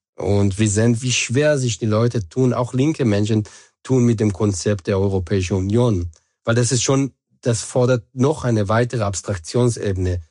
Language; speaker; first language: German; non-native, fluent; Hebrew